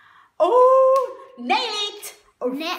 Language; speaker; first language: English; non-native, learner; Indonesian